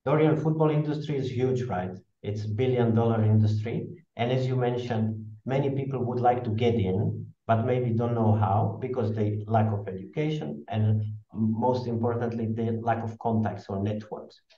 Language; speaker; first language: English; non-native, fluent; Slovak